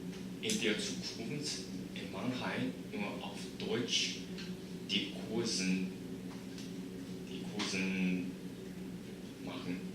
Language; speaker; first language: German; non-native, learner; Chinese